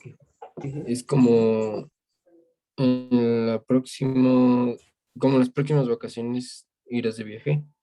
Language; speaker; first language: Spanish; non-native, fluent; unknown